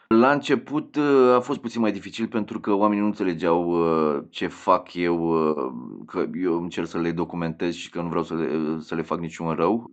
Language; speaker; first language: Romanian; native; Romanian